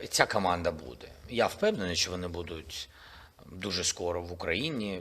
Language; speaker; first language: Ukrainian; non-native, local second language; Russian